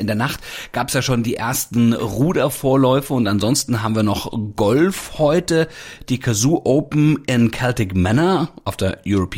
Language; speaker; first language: German; native; German